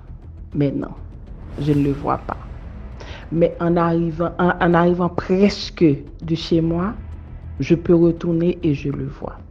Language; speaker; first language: French; non-native, local second language; Haitian Creole